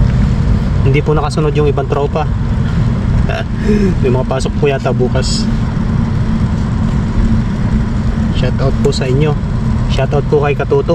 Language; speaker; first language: Filipino; native; Filipino